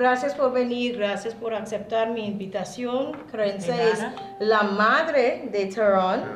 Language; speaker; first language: Spanish; non-native, learner; English